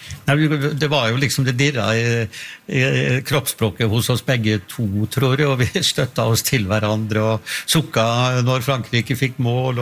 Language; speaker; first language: Norwegian; native; Norwegian